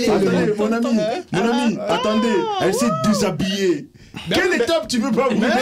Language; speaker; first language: French; native; French